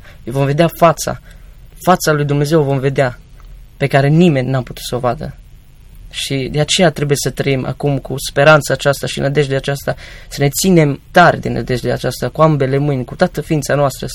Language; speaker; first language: Romanian; native; Romanian